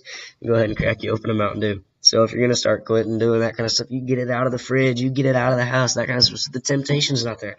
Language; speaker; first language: English; native; English